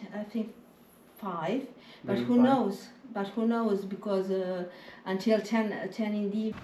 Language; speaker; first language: English; non-native, learner; Croatian